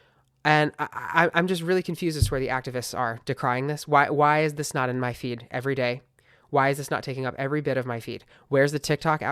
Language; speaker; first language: English; native; English